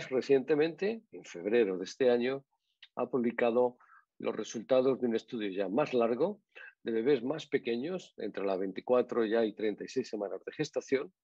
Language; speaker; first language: Spanish; native; Spanish